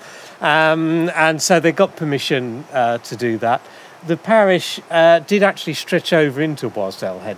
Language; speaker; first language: English; native; English